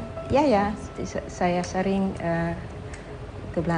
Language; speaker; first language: Indonesian; non-native, learner; Dutch